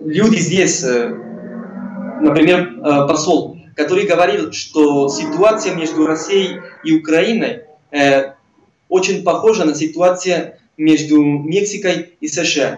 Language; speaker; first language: Russian; non-native, fluent; Spanish